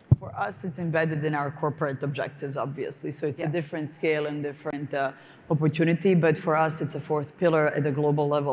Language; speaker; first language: English; non-native, fluent; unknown